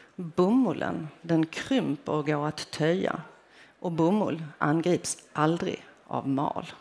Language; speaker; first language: Swedish; early bilingual, other home language; Finnish